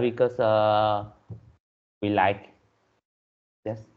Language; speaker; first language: English; non-native, learner; Vietnamese